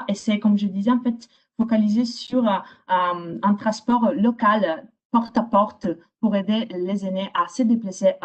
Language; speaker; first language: French; non-native, fluent; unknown